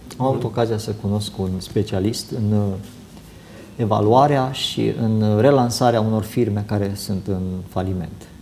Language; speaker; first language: Romanian; native; Romanian